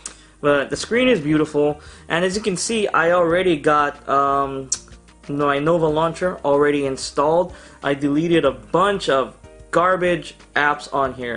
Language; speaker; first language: English; native; English